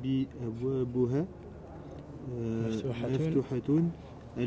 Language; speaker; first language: Arabic; non-native, learner; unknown